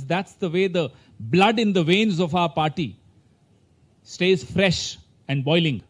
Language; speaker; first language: English; non-native, local second language; Hindi